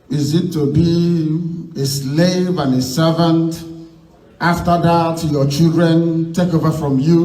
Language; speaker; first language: English; non-native, local second language; Igbo